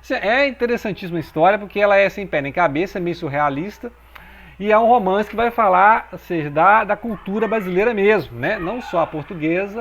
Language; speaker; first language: Portuguese; native; Portuguese